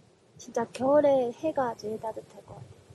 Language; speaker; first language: Korean; non-native, fluent; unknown